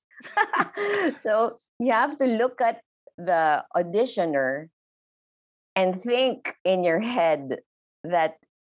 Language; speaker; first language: English; non-native, local second language; Filipino